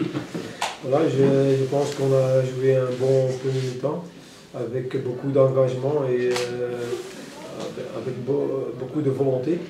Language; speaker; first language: French; non-native, local second language; Dutch